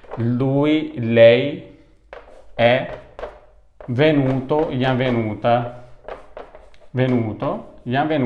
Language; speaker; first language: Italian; non-native, fluent; Urdu